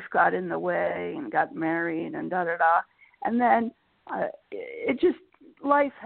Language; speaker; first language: English; native; English